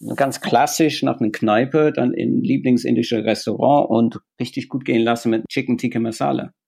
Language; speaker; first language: German; non-native, fluent; English